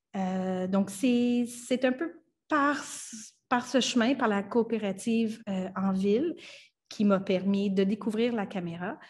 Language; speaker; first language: French; non-native, local second language; English